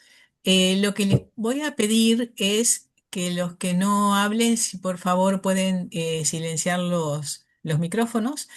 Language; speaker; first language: Spanish; native; Spanish